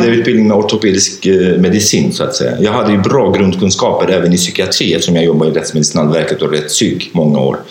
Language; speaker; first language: Swedish; non-native, fluent; Kurdish